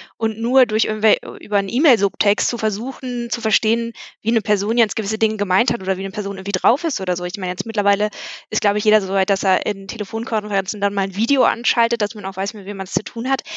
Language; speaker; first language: German; native; German